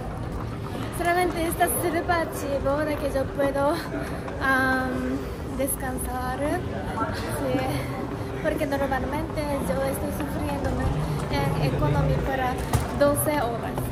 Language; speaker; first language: Spanish; non-native, learner; Japanese